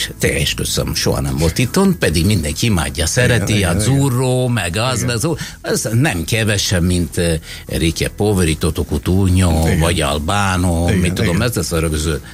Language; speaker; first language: Hungarian; non-native, fluent; Italian